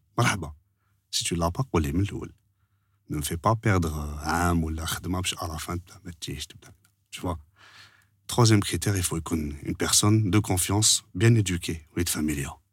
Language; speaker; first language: French; non-native, local second language; Arabic